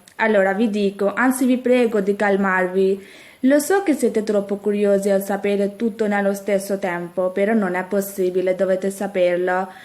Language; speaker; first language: Italian; non-native, fluent; Urdu